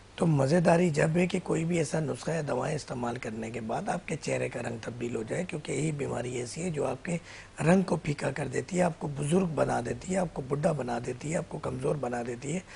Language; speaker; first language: Urdu; native; Urdu